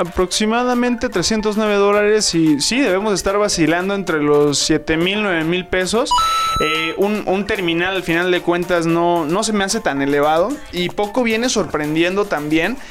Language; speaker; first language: Spanish; native; Spanish